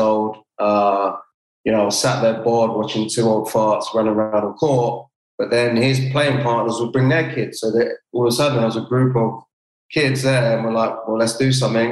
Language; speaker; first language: English; native; English